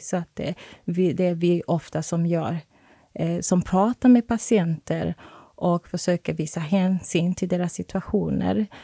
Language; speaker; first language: Swedish; non-native, fluent; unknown